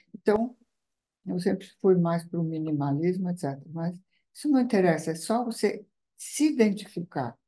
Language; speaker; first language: Portuguese; non-native, fluent; Italian